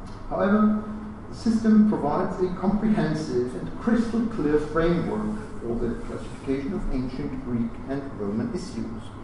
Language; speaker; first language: English; non-native, fluent; German